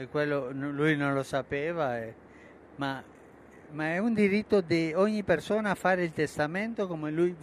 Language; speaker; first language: Italian; non-native, fluent; Spanish